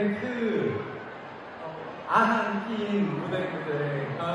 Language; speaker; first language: Thai; non-native, learner; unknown